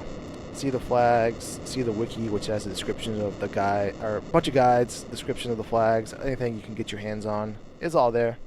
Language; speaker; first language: English; native; English